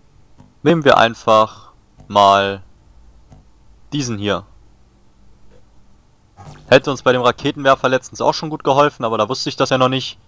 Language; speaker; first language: German; native; German